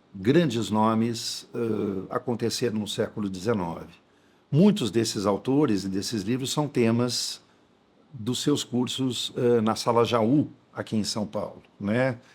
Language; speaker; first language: Portuguese; native; Portuguese